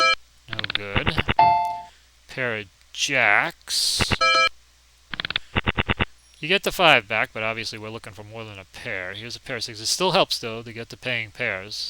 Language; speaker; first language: English; native; English